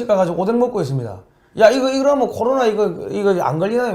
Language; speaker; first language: Korean; native; Korean